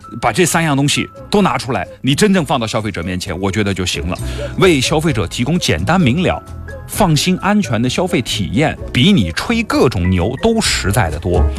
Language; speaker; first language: Chinese; native; Chinese